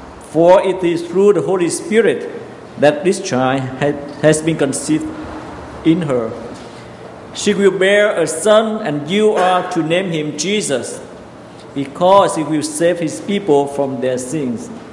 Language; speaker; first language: English; non-native, fluent; Vietnamese